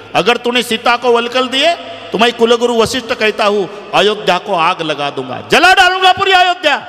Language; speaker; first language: Hindi; non-native, local second language; Marathi